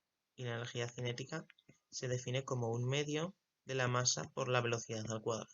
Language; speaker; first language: Spanish; native; Spanish